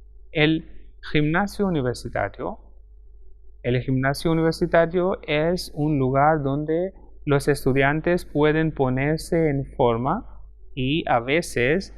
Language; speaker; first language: Spanish; non-native, fluent; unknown